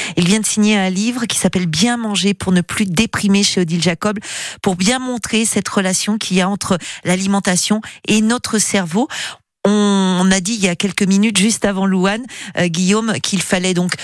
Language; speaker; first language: French; native; French